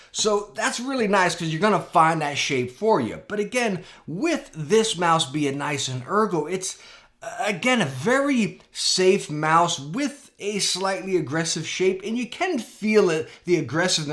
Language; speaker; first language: English; native; English